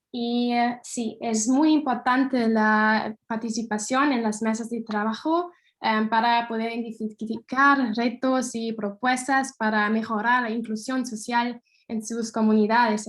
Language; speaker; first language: Spanish; non-native, fluent; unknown